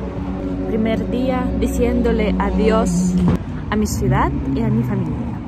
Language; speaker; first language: Spanish; non-native, fluent; Russian